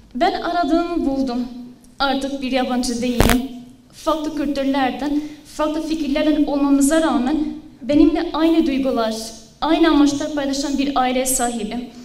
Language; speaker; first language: Turkish; non-native, fluent; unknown